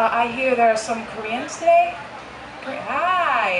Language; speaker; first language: English; non-native, fluent; Thai